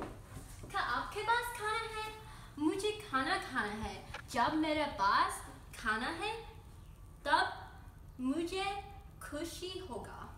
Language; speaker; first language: Hindi; non-native, learner; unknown